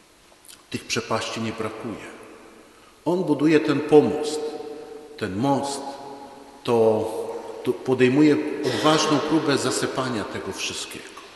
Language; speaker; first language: Polish; native; Polish